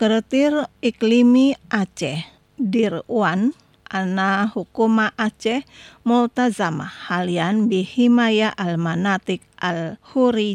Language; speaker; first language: Arabic; non-native, fluent; Indonesian